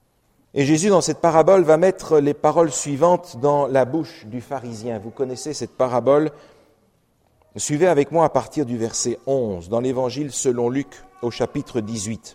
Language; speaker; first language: French; native; French